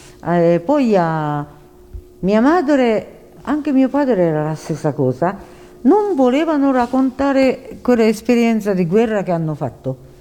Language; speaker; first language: Italian; non-native, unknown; Japanese